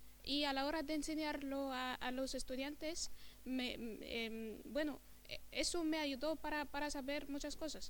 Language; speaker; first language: Spanish; non-native, fluent; Arabic